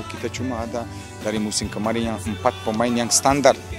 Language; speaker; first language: Indonesian; non-native, fluent; Serbian